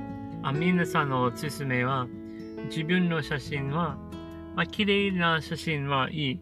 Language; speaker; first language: Japanese; non-native, learner; English